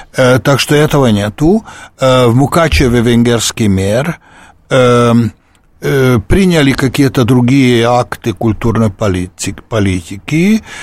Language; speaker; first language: Russian; non-native, fluent; Hungarian